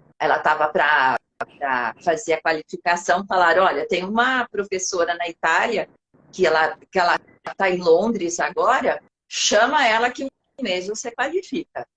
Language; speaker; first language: Portuguese; native; Portuguese